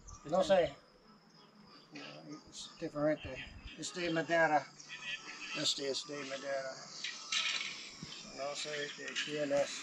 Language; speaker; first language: Spanish; non-native, learner; English